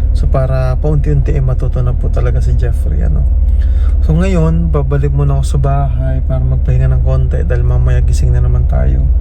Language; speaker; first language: Filipino; native; Filipino